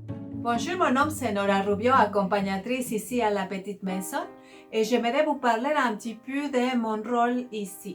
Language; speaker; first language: French; non-native, fluent; Spanish